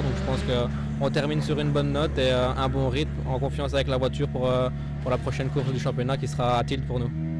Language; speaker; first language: French; native; French